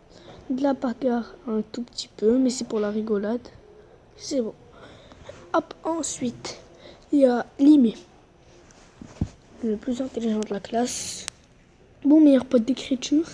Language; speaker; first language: French; non-native, local second language; Arabic